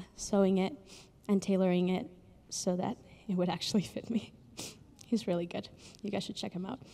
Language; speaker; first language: English; early bilingual, other home language; Spanish